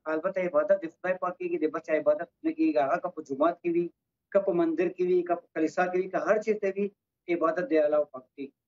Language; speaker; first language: Pashto; non-native, local second language; Punjabi